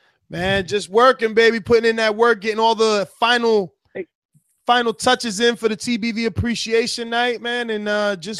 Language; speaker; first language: English; early bilingual, other home language; Spanish